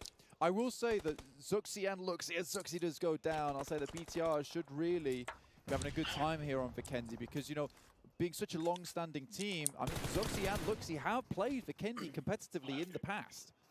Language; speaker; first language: English; native; English